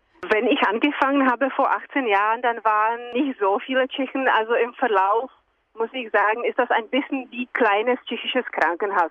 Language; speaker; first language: German; non-native, fluent; Czech